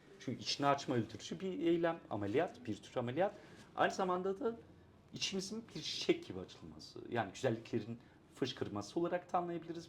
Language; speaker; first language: Turkish; non-native, local second language; Kurdish